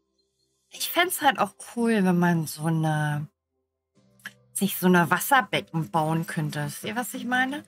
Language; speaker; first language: German; native; German